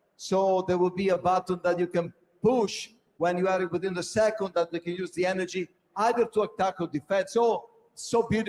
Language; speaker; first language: English; non-native, fluent; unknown